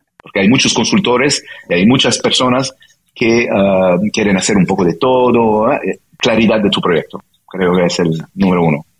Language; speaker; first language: Spanish; non-native, fluent; French